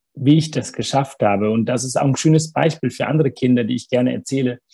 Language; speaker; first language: German; early bilingual, other home language; Tamil